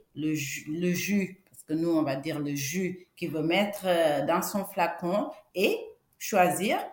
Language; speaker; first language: French; non-native, local second language; Wolof